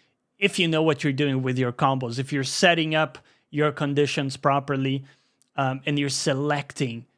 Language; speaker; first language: English; native; English